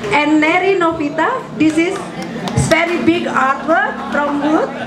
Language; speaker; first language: English; non-native, learner; Indonesian